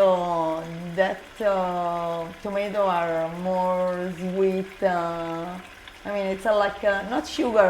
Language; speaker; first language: English; non-native, learner; Italian